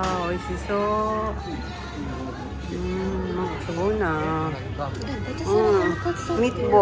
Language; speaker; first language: Japanese; non-native, learner; Filipino